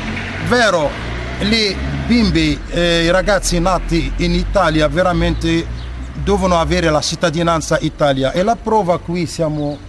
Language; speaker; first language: Italian; non-native, fluent; Arabic